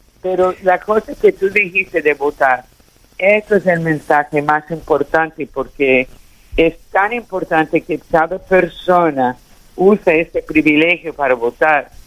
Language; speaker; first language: Spanish; early bilingual, heritage; Spanish